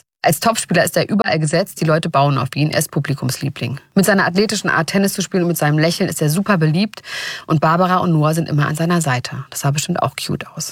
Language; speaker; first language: German; native; German